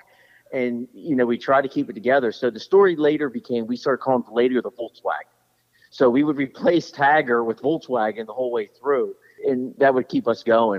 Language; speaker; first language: English; native; English